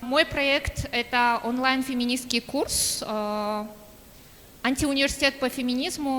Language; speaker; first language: Russian; non-native, local second language; Kyrgyz